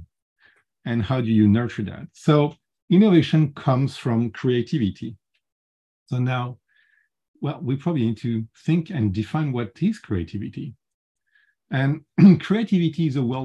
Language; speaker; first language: English; non-native, fluent; French